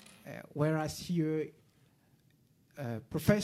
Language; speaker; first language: English; non-native, fluent; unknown